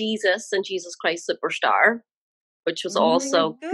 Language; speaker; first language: English; native; English